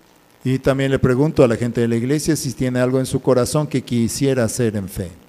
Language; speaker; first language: Spanish; native; Spanish